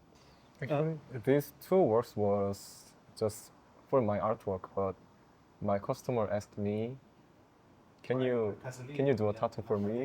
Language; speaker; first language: English; non-native, learner; Korean